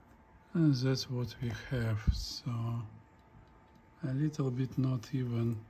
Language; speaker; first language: English; non-native, fluent; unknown